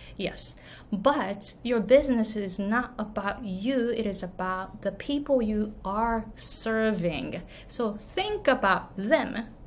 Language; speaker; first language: English; non-native, fluent; Japanese